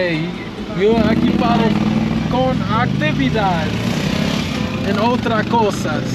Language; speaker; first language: Spanish; non-native, learner; English